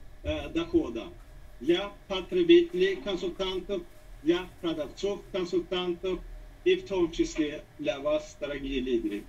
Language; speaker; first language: Russian; non-native, fluent; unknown